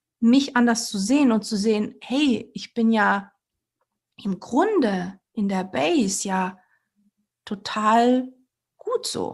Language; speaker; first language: German; early bilingual, other home language; Portuguese